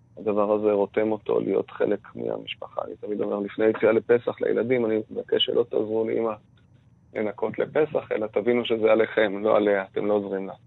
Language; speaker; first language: Hebrew; native; Hebrew